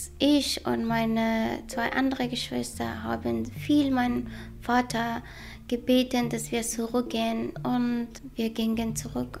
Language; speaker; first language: German; non-native, learner; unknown